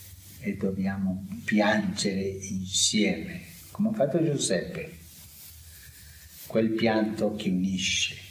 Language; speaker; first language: Italian; non-native, fluent; Spanish